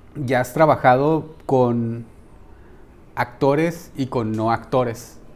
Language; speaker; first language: Spanish; native; Spanish